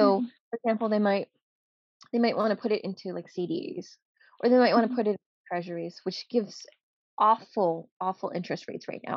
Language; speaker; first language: English; native; English